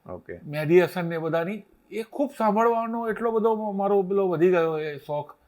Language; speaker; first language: Gujarati; native; Gujarati